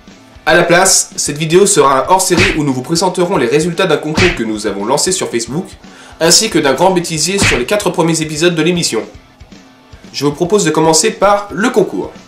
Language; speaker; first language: French; native; French